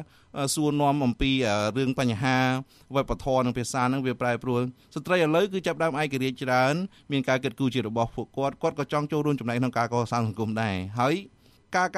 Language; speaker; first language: Khmer; native; Khmer